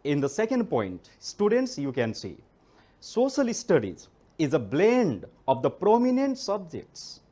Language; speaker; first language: English; non-native, local second language; Nepali